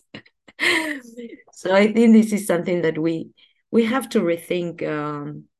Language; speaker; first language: English; non-native, fluent; Spanish